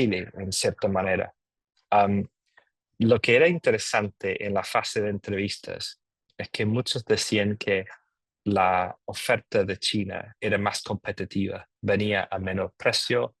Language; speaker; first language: Spanish; non-native, fluent; English